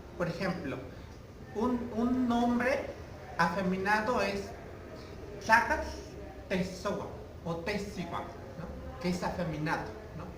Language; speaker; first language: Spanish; non-native, local second language; Nahuatl languages